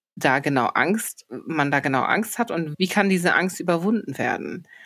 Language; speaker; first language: German; early bilingual, other home language; Polish